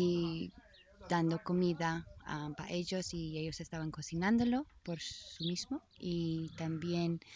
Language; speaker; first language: Spanish; non-native, learner; English